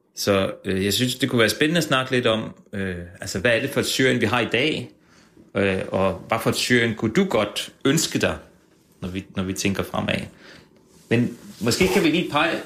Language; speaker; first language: Danish; native; Danish